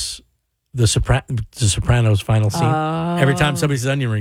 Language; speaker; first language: English; native; English